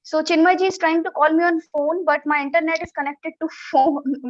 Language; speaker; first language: English; non-native, local second language; Hindi